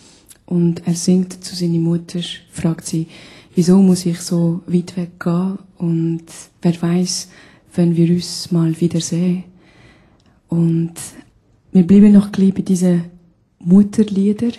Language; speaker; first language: German; non-native, fluent; Albanian